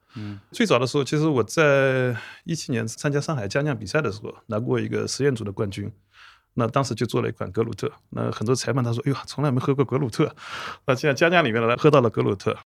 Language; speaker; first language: Chinese; native; Chinese